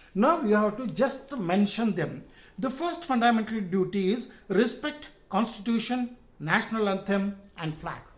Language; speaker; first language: English; non-native, local second language; Kannada